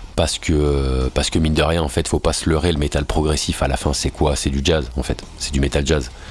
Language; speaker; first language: French; native; French